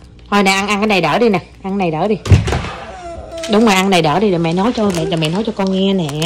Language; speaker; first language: Vietnamese; native; Vietnamese